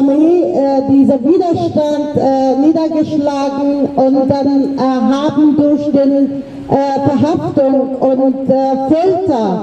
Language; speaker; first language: German; non-native, learner; Persian